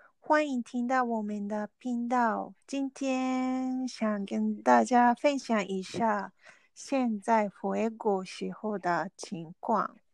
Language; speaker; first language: Chinese; non-native, learner; Vietnamese